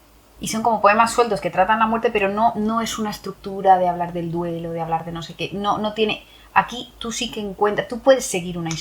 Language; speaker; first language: Spanish; native; Spanish